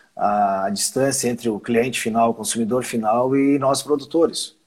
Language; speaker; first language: Portuguese; native; Portuguese